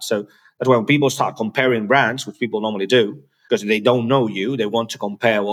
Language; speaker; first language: English; non-native, fluent; Spanish